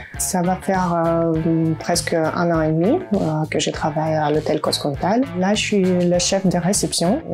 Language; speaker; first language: French; non-native, fluent; Ukrainian